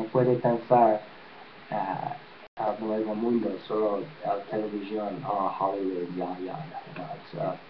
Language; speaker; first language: Spanish; non-native, learner; English